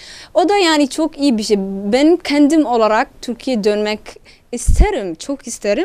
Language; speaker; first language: Turkish; non-native, learner; Somali